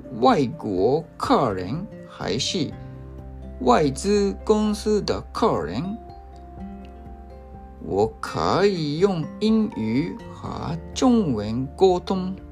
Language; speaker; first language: Chinese; non-native, fluent; Japanese